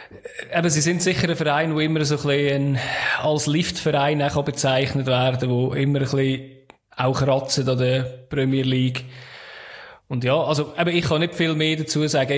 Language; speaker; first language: German; native; German